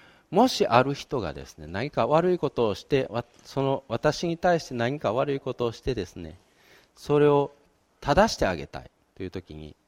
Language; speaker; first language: Japanese; native; Japanese